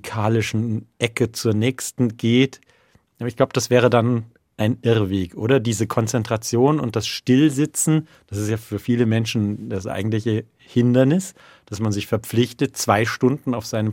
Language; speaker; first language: German; native; German